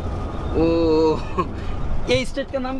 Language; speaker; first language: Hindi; non-native, learner; Bangla